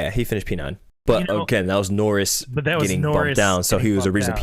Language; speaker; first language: English; native; English